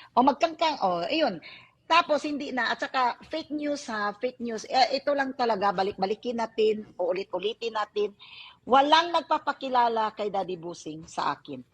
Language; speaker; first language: Filipino; non-native, local second language; Cebuano